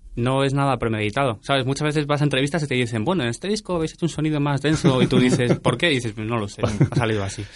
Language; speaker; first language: Spanish; native; Spanish